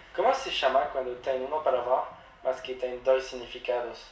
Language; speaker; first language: Portuguese; non-native, learner; French